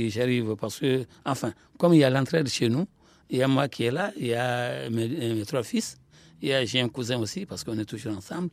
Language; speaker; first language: French; non-native, local second language; Soninke